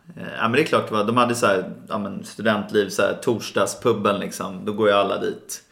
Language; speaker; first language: Swedish; native; Swedish